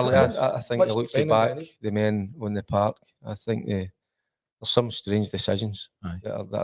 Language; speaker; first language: English; native; English